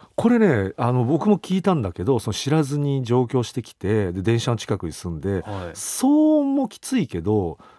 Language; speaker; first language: Japanese; native; Japanese